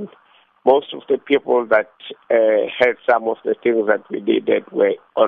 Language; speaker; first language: English; non-native, local second language; Xhosa